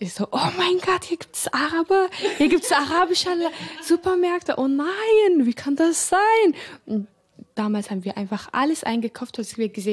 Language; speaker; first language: German; early bilingual, other home language; Arabic